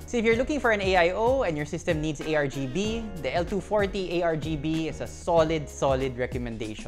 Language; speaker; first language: English; non-native, local second language; Filipino